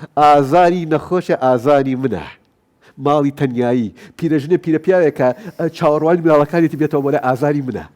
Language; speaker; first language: Central Kurdish; non-native, local second language; Gurani